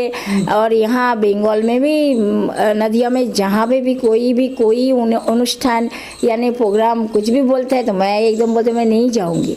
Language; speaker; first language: Hindi; non-native, local second language; Bangla